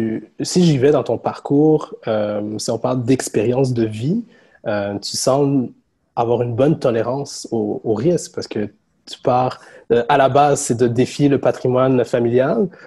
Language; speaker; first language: French; native; French